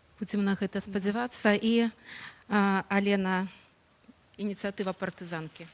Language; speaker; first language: Belarusian; non-native, local second language; Russian